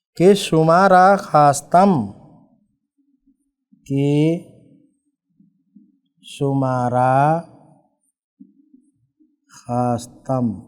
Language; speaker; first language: Persian; non-native, fluent; Urdu